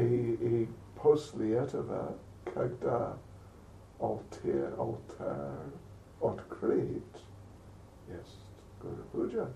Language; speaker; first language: Russian; non-native, learner; English